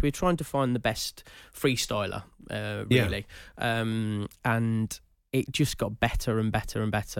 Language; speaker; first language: English; native; English